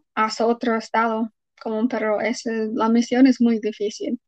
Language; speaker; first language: Spanish; non-native, fluent; English